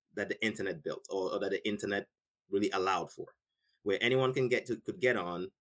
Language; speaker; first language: English; non-native, local second language; Igbo